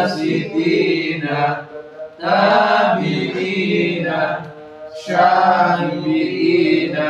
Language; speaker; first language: Arabic; non-native, learner; Indonesian